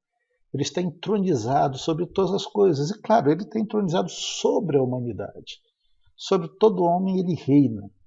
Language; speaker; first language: Portuguese; native; Portuguese